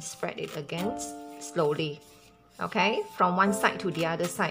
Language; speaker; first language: English; non-native, local second language; Chinese